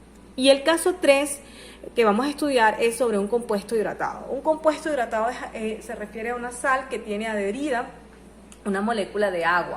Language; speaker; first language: Spanish; native; Spanish